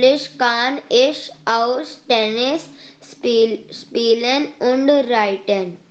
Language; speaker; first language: German; non-native, learner; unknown